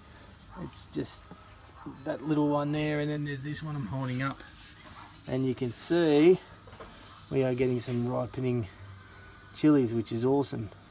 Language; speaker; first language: English; native; English